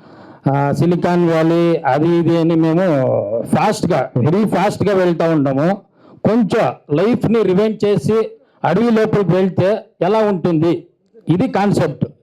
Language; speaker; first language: Telugu; non-native, learner; Kannada